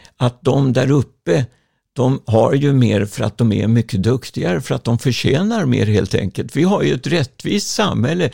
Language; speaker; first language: Swedish; native; Swedish